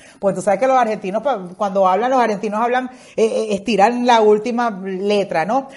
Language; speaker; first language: Spanish; native; Spanish